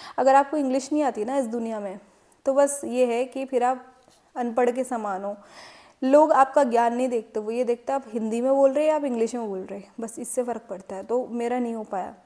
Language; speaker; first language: Hindi; native; Hindi